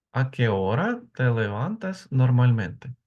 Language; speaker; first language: Spanish; non-native, learner; Ukrainian